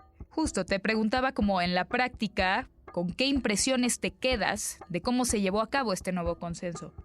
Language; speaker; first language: Spanish; native; Spanish